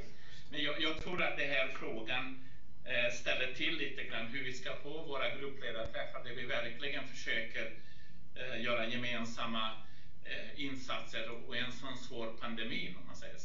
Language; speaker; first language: Swedish; non-native, fluent; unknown